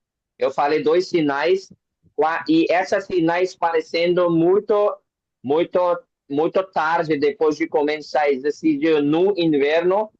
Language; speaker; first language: Portuguese; non-native, learner; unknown